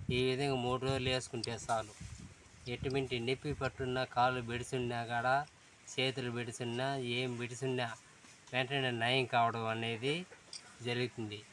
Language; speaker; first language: Telugu; native; Telugu